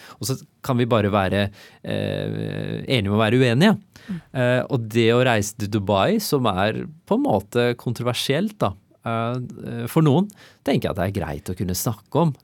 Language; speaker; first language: Norwegian; early bilingual, other home language; Urdu